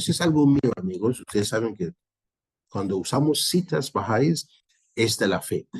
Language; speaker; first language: Spanish; non-native, fluent; Persian